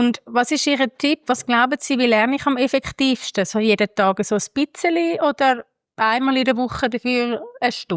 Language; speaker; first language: German; native; German